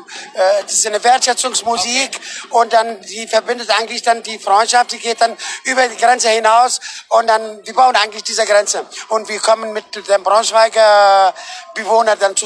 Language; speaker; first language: German; non-native, fluent; Arabic